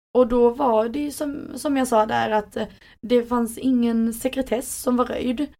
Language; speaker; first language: Swedish; native; Swedish